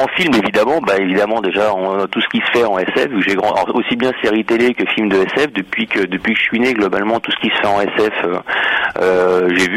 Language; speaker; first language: French; native; French